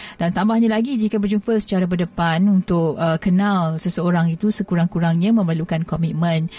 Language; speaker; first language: Malay; native; Malay